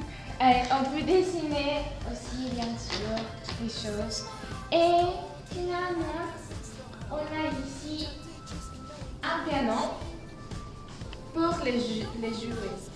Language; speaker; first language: French; non-native, learner; Spanish